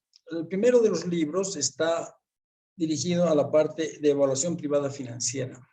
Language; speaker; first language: Spanish; native; Spanish